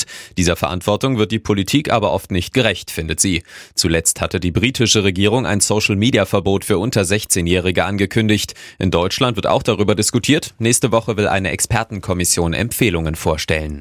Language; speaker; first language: German; native; German